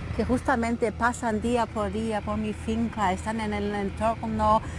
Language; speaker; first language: Spanish; non-native, learner; German